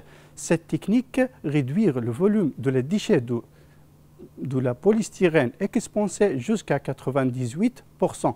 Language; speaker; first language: French; non-native, fluent; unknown